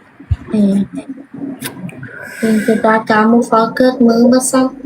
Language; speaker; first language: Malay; non-native, learner; Vietnamese